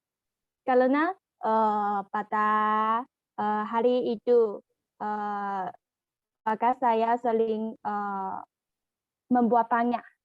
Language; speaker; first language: Indonesian; non-native, learner; Chinese